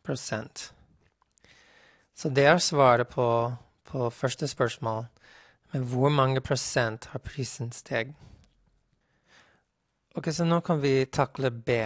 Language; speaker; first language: Norwegian; non-native, fluent; English